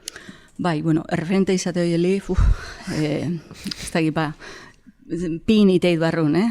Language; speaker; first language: Basque; native; Basque